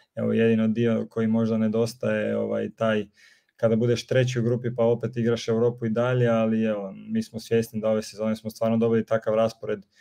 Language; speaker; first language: Croatian; native; Croatian